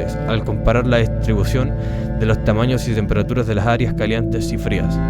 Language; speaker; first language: Spanish; native; Spanish